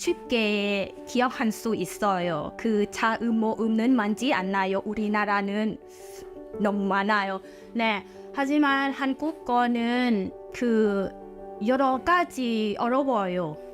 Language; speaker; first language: Korean; non-native, learner; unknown